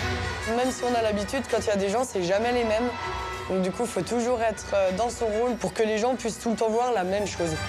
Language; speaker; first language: French; native; French